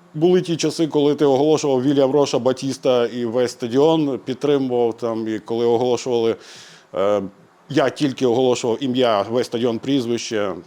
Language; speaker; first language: Ukrainian; native; Ukrainian